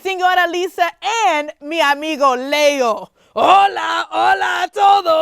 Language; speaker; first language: Spanish; non-native, fluent; English